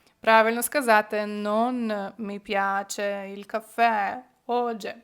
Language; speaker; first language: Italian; non-native, fluent; Ukrainian